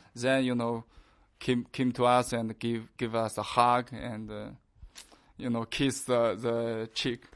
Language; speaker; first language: English; non-native, learner; Chinese